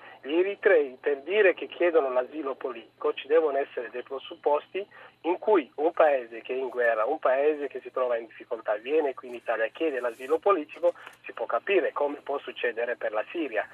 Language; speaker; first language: Italian; non-native, fluent; Tigrinya